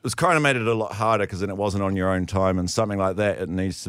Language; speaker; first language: English; native; English